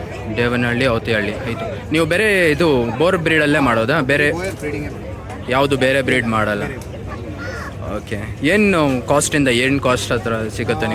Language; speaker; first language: Kannada; non-native, local second language; Urdu